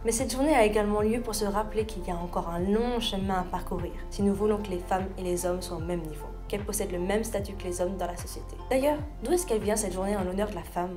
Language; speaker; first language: French; native; French